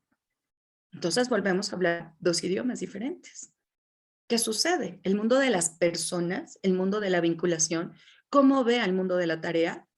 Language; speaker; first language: Spanish; native; Spanish